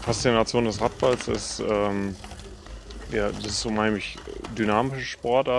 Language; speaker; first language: German; native; German